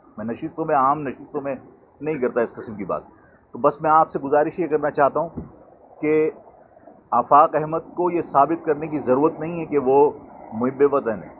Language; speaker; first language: Urdu; native; Urdu